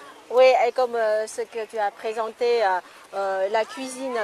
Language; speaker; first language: French; non-native, fluent; Chinese